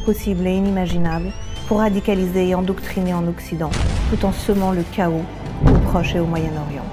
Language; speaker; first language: French; native; French